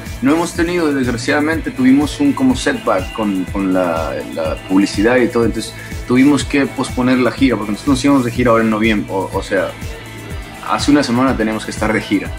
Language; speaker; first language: Spanish; early bilingual, other home language; English